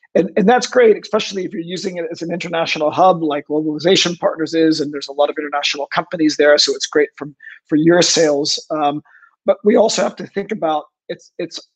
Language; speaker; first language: English; native; English